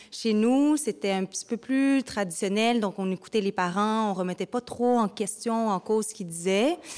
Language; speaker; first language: French; early bilingual, other home language; Vietnamese